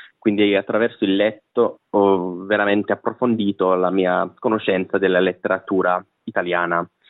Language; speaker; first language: Italian; non-native, fluent; English